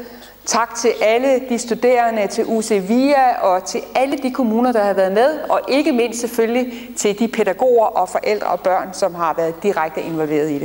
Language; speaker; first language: Danish; native; Danish